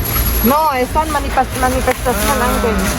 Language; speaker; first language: Spanish; non-native, learner; Filipino